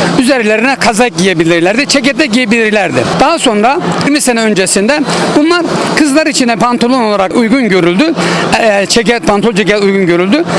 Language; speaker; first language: Turkish; native; Turkish